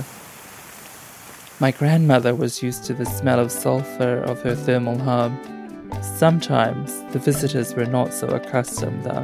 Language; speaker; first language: English; native; English